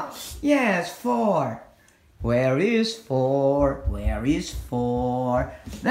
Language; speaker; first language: English; non-native, fluent; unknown